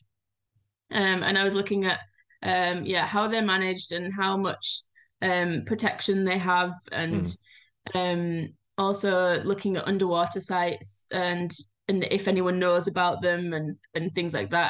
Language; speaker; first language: English; native; English